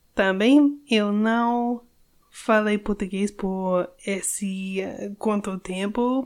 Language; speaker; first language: Portuguese; non-native, learner; English